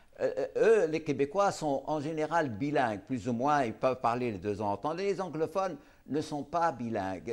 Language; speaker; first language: French; non-native, local second language; Arabic